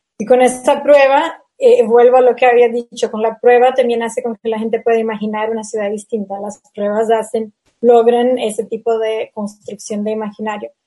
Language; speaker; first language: Spanish; non-native, fluent; Portuguese